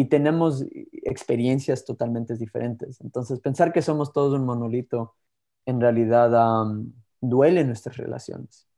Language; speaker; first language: Spanish; early bilingual, heritage; Spanish